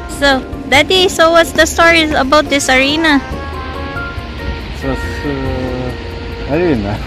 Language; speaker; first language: English; non-native, local second language; Filipino